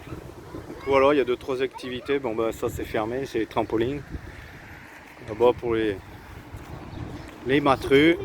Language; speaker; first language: French; native; French